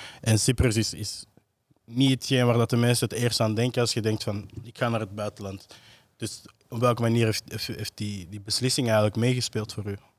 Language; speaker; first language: Dutch; native; Dutch